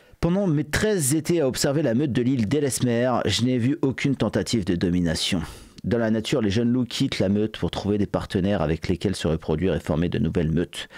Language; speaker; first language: French; native; French